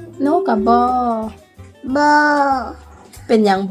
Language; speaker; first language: French; non-native, learner; Lao